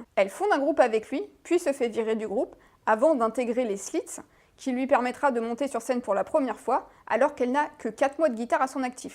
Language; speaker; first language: French; native; French